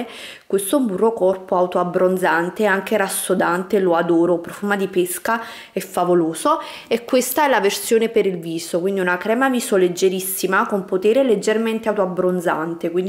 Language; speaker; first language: Italian; native; Italian